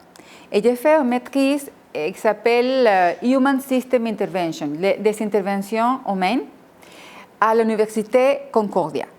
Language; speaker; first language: French; non-native, fluent; Spanish